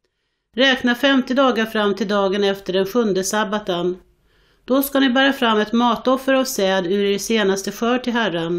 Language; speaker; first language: Swedish; native; Swedish